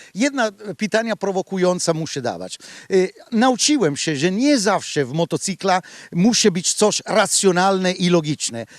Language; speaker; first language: Polish; non-native, learner; Italian